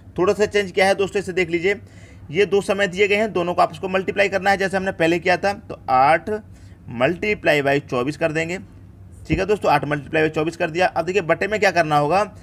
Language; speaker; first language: Hindi; native; Hindi